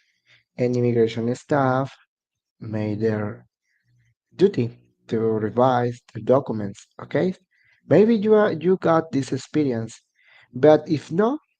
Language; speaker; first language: English; non-native, learner; Spanish